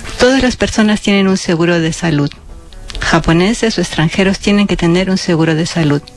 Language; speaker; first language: Spanish; native; Spanish